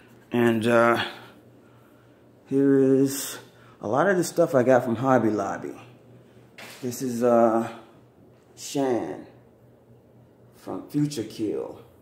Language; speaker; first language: English; native; English